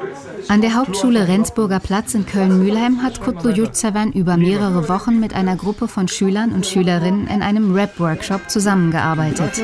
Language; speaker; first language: German; native; German